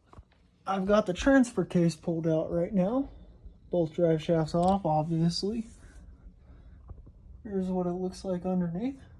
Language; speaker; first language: English; native; English